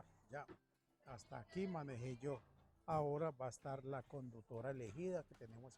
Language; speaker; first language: Spanish; native; Spanish